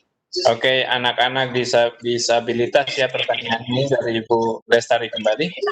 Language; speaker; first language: Indonesian; native; Indonesian